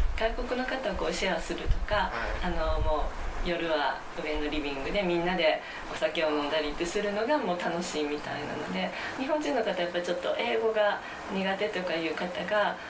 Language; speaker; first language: Japanese; native; Japanese